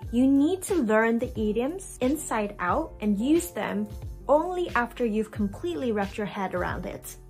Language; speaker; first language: English; non-native, fluent; Chinese